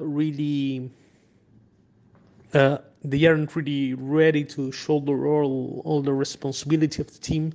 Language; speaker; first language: English; non-native, fluent; Spanish